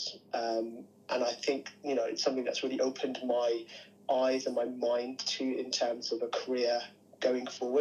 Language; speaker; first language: English; native; English